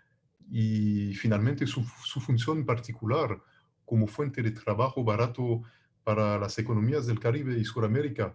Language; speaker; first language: Spanish; non-native, fluent; French